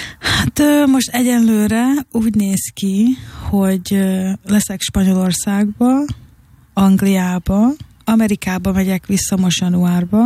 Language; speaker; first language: Hungarian; early bilingual, heritage; Hungarian